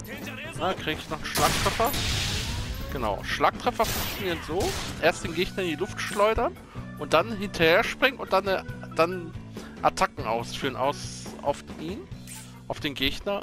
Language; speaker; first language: German; native; German